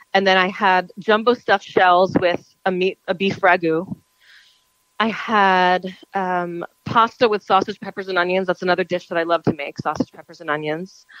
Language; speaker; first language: English; native; English